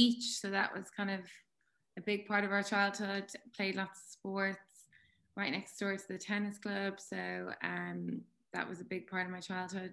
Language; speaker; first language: English; native; English